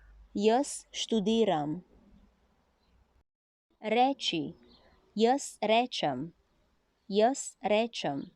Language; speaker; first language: Slovenian; non-native, learner; Chinese